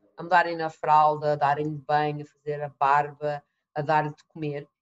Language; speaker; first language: Portuguese; early bilingual, other home language; English